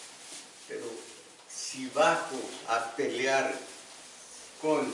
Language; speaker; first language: Spanish; native; Spanish